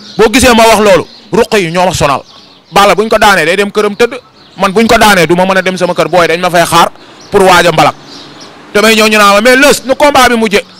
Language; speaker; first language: Wolof; native; Wolof